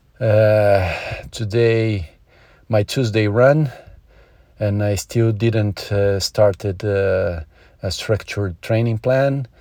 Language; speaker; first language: English; non-native, learner; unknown